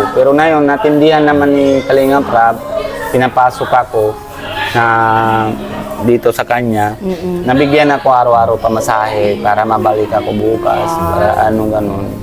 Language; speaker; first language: Filipino; non-native, learner; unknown